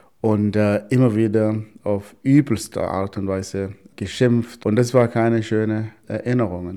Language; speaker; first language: German; non-native, fluent; Arabic